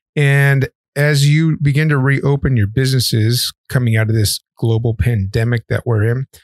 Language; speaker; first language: English; native; English